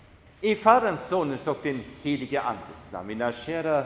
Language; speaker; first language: Swedish; non-native, fluent; German